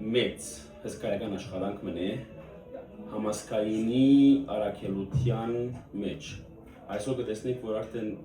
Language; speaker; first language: Armenian; early bilingual, heritage; Armenian